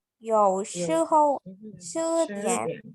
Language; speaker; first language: Chinese; non-native, learner; Sinhala